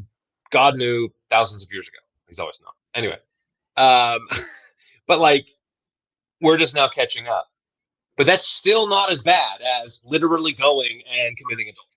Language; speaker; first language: English; native; English